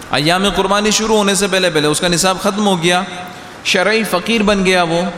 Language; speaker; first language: Urdu; native; Urdu